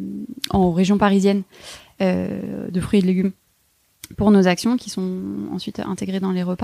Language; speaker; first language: French; native; French